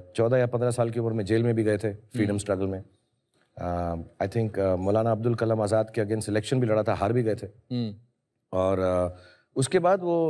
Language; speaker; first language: Hindi; native; Hindi